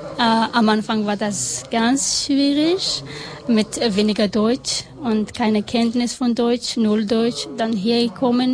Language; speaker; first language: German; non-native, learner; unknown